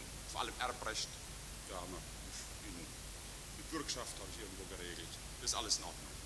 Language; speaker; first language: German; native; German